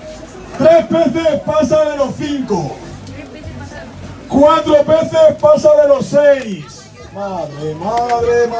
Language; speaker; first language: Spanish; native; Spanish